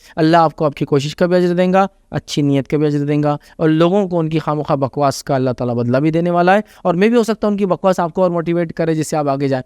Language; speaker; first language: Urdu; native; Urdu